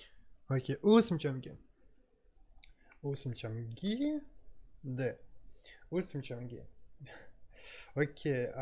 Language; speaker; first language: Korean; non-native, learner; Russian